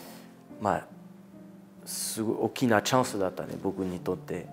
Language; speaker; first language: Japanese; non-native, fluent; French